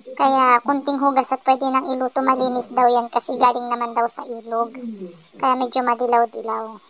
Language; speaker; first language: Filipino; non-native, local second language; Pangasinan